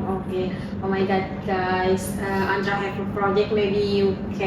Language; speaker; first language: English; non-native, learner; Indonesian